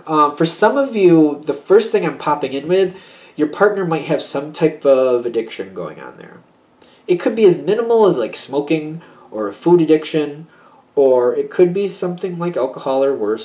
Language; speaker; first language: English; native; English